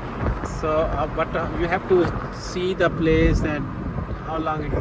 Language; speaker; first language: English; non-native, fluent; Urdu